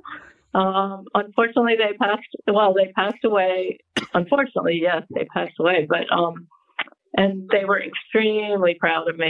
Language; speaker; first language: English; native; English